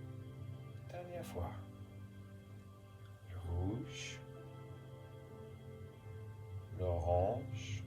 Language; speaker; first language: French; non-native, fluent; English